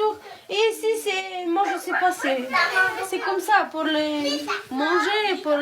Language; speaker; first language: French; non-native, learner; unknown